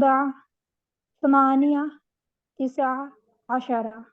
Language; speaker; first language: Arabic; non-native, learner; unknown